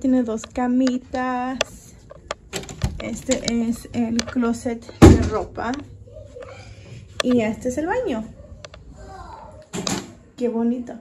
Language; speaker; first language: Spanish; early bilingual, heritage; Spanish